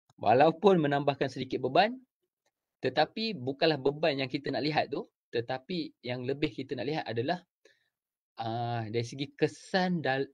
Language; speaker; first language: Malay; native; Malay